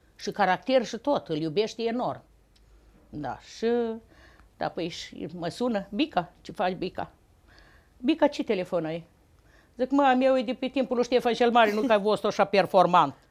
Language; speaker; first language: Romanian; native; Romanian